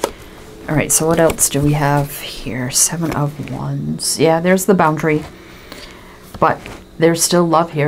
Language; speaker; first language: English; native; English